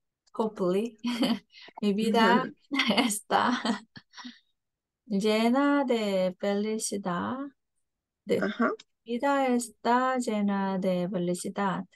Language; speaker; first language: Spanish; non-native, learner; Korean